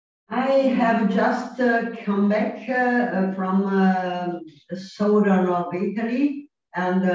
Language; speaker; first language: English; non-native, learner; Italian